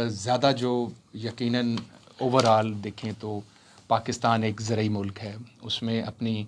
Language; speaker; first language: Urdu; non-native, local second language; Punjabi